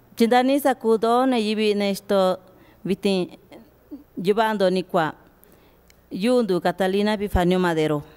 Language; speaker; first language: Spanish; non-native, local second language; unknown